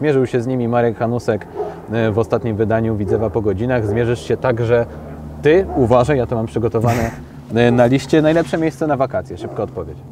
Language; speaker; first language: Polish; native; Polish